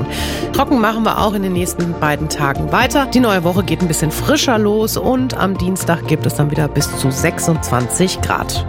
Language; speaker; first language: German; native; German